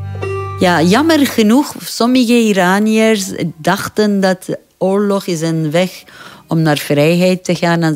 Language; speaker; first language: Dutch; non-native, learner; Persian